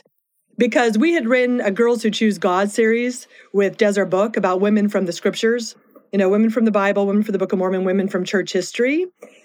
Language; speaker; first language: English; native; English